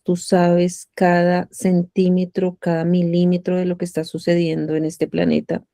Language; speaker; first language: Spanish; native; Spanish